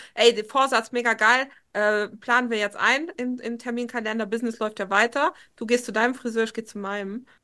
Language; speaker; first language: German; non-native, local second language; Luxembourgish